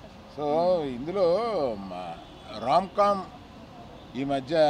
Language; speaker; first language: Telugu; native; Telugu